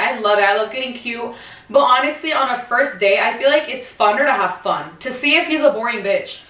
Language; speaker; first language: English; early bilingual, other home language; Spanish